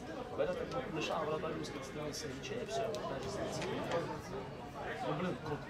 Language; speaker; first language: Russian; native; Russian